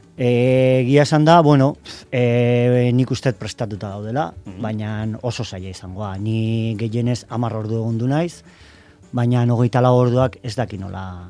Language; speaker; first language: Basque; native; Basque